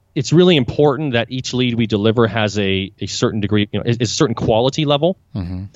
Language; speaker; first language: English; native; English